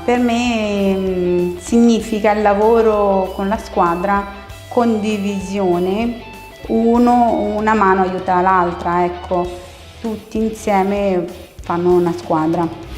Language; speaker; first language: Italian; non-native, fluent; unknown